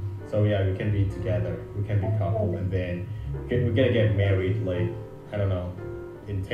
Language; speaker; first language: English; non-native, fluent; Indonesian